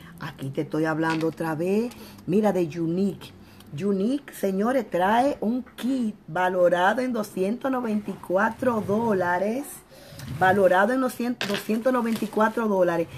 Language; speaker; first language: Spanish; native; Spanish